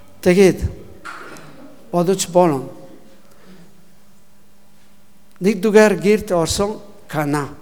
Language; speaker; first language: Mongolian; non-native, learner; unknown